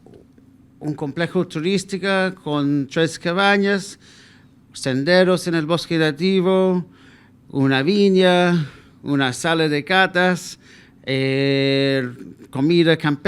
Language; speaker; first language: Spanish; non-native, fluent; English